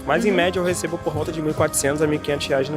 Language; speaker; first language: Portuguese; native; Portuguese